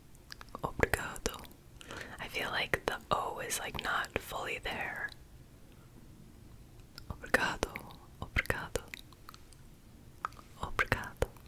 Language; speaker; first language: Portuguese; non-native, learner; English